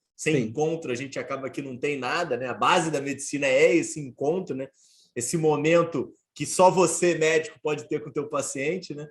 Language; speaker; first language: Portuguese; native; Portuguese